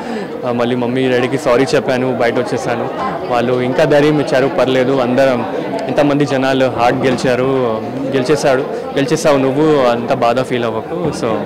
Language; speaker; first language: Telugu; non-native, local second language; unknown